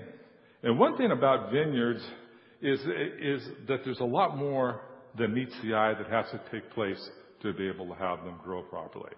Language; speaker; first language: English; native; English